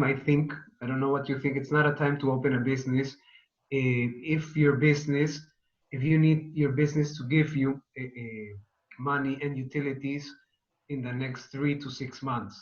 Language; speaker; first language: English; non-native, fluent; Spanish